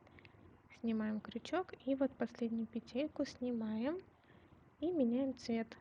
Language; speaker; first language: Russian; native; Russian